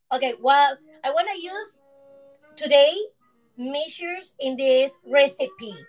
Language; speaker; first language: English; non-native, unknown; Spanish